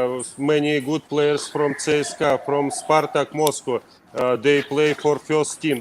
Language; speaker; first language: English; non-native, learner; Russian